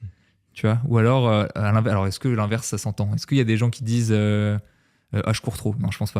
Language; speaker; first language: French; native; French